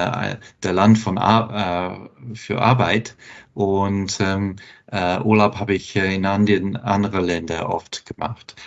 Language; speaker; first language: German; non-native, fluent; English